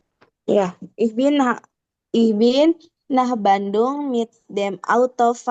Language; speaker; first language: German; non-native, learner; Indonesian